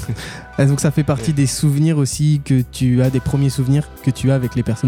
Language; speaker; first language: French; native; French